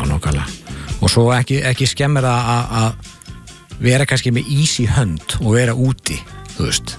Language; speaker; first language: Icelandic; native; Icelandic